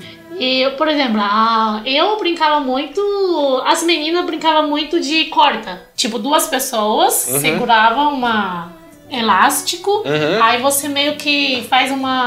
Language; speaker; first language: Portuguese; non-native, fluent; Chinese